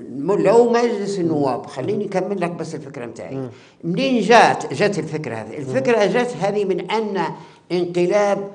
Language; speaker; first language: Arabic; native; Arabic